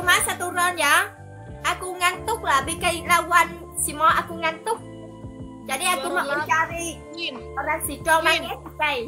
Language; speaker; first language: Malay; non-native, learner; Vietnamese